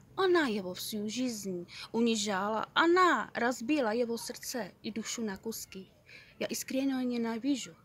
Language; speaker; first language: Russian; non-native, learner; Czech